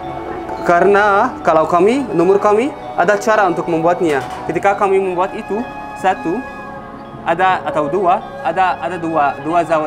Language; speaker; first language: Indonesian; non-native, learner; Arabic